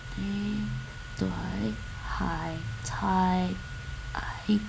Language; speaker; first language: Chinese; non-native, learner; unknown